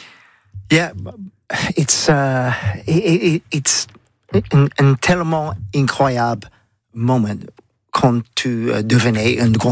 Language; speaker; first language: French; non-native, learner; English